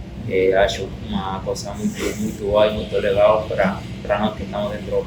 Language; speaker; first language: Portuguese; non-native, learner; Spanish